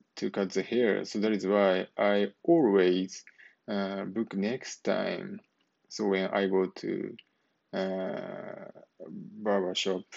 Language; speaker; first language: English; non-native, learner; Japanese